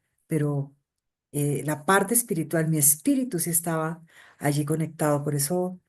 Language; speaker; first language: Spanish; native; Spanish